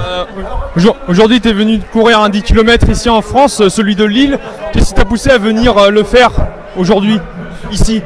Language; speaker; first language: French; native; French